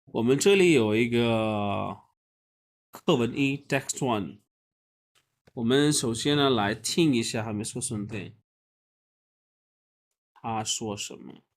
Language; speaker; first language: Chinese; non-native, fluent; Urdu